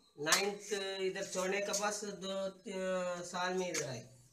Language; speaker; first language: Hindi; non-native, local second language; Kannada